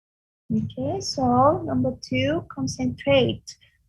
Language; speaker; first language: English; non-native, fluent; Vietnamese